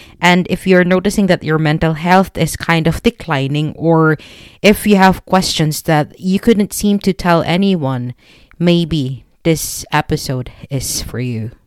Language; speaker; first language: English; non-native, local second language; Filipino